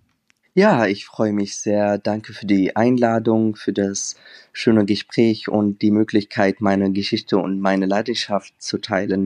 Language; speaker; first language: German; non-native, fluent; Arabic